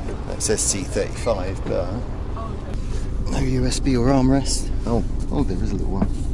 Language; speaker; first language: English; native; English